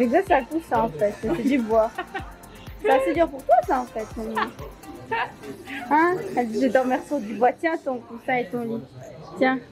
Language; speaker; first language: French; native; French